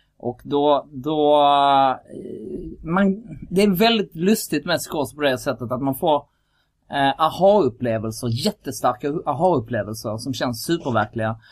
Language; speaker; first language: Swedish; early bilingual, other home language; Kurdish